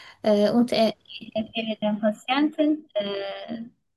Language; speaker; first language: German; non-native, learner; Turkish